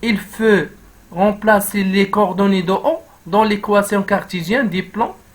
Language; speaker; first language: French; non-native, local second language; Arabic